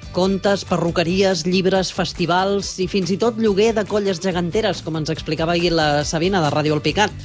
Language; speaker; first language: Catalan; native; Catalan